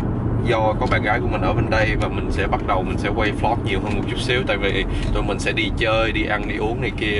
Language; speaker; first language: Vietnamese; early bilingual, other home language; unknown